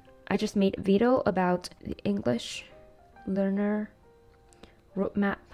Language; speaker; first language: English; non-native, fluent; Vietnamese